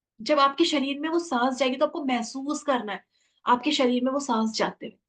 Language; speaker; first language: Hindi; native; Hindi